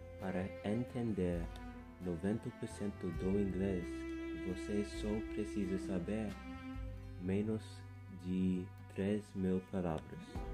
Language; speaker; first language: Portuguese; non-native, fluent; English